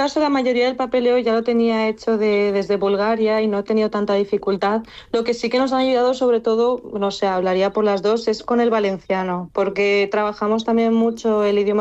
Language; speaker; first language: Spanish; non-native, fluent; Bulgarian